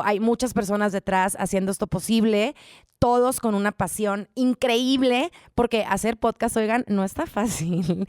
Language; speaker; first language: Spanish; native; Spanish